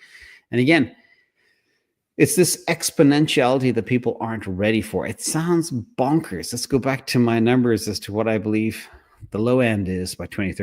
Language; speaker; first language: English; native; English